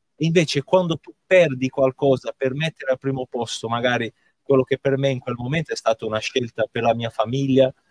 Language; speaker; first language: Italian; non-native, fluent; Portuguese